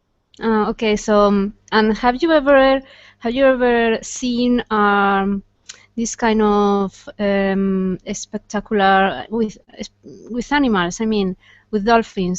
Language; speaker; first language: English; non-native, fluent; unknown